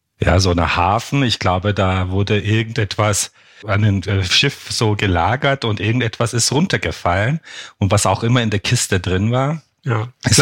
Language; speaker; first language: German; non-native, fluent; Turkish